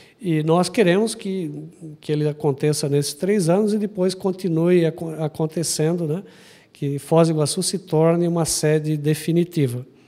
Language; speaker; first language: Portuguese; native; Portuguese